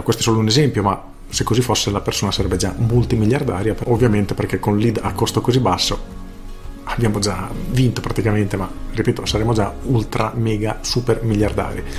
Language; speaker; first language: Italian; native; Italian